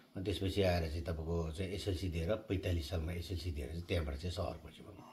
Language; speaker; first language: Nepali; non-native, local second language; Sherpa